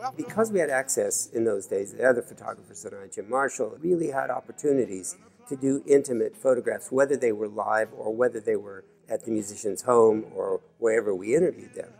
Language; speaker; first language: English; native; English